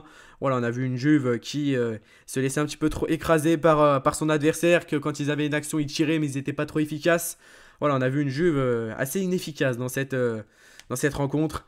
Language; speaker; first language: French; native; French